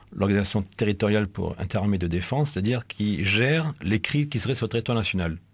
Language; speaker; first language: French; native; French